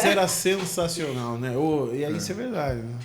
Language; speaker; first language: Portuguese; native; Portuguese